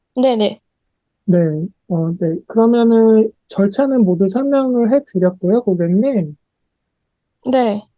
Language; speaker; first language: Korean; native; Korean